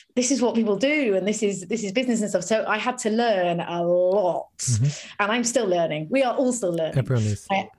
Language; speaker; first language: English; native; English